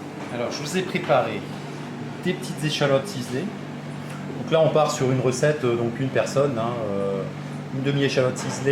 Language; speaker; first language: French; native; French